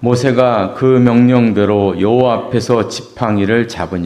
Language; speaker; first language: Korean; native; Korean